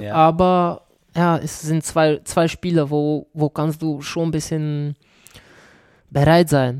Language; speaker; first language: German; non-native, learner; Czech